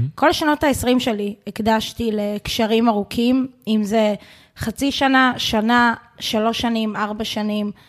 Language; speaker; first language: Hebrew; native; Hebrew